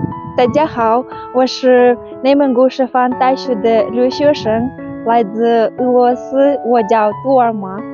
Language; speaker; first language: Chinese; non-native, learner; Russian